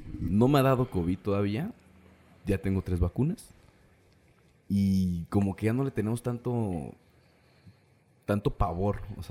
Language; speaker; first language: Spanish; native; Spanish